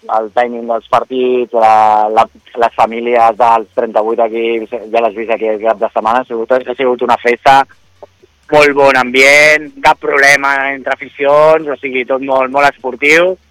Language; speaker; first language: Catalan; native; Catalan